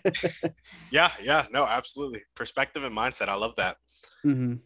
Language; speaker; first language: English; native; English